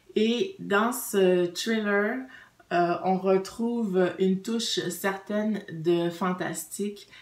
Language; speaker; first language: French; native; French